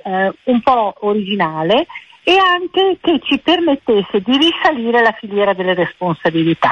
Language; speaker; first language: Italian; native; Italian